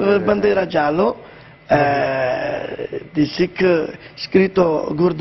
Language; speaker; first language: Italian; non-native, learner; Punjabi